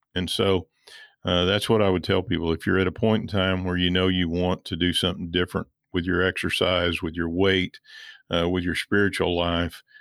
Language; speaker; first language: English; native; English